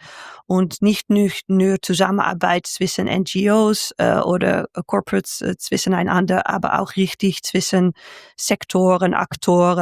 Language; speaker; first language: German; non-native, fluent; Dutch